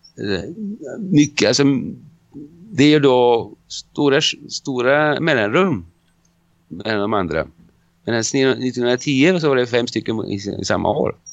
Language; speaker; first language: Swedish; non-native, fluent; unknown